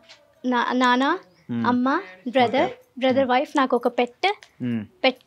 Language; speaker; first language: Telugu; non-native, learner; Malayalam